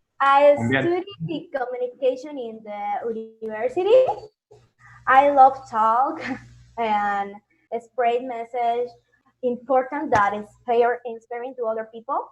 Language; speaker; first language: English; non-native, learner; Spanish